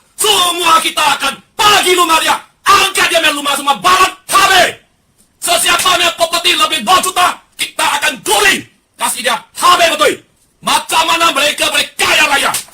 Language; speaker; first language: Malay; non-native, local second language; Chinese